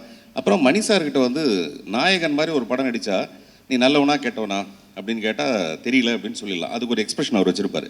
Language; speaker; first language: Tamil; native; Tamil